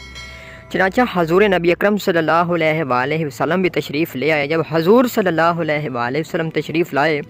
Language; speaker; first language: Urdu; native; Urdu